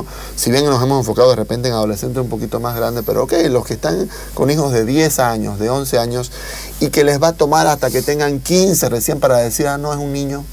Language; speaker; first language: Spanish; native; Spanish